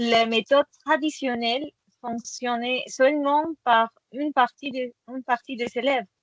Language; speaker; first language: French; non-native, fluent; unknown